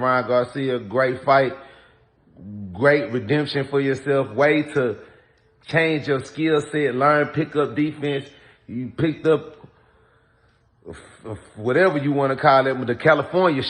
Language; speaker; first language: English; native; English